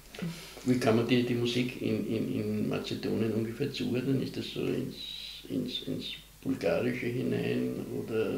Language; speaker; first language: German; native; German